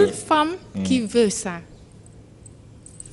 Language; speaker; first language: French; non-native, learner; Dutch